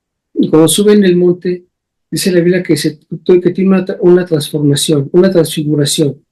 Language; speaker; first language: Spanish; native; Spanish